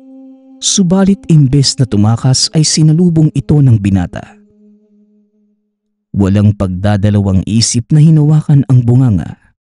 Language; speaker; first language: Filipino; native; Filipino